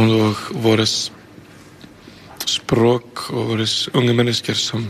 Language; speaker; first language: Danish; non-native, fluent; Icelandic